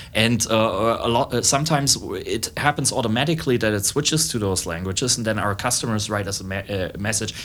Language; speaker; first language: English; non-native, fluent; German